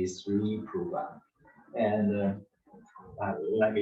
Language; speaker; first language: English; non-native, learner; Chinese